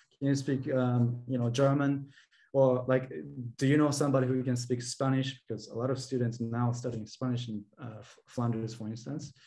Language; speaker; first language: English; non-native, fluent; Japanese